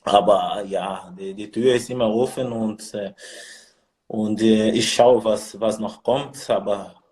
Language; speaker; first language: German; non-native, learner; Portuguese